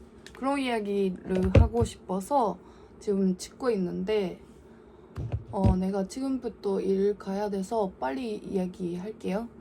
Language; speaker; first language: Korean; non-native, learner; Japanese